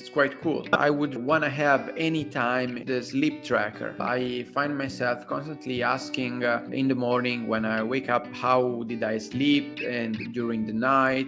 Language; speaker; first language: English; non-native, fluent; Italian